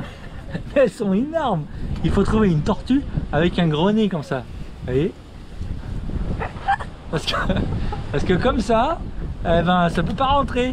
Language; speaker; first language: French; native; French